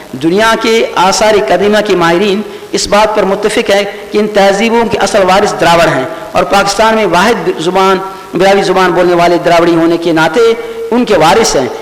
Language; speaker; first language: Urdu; non-native, local second language; Brahui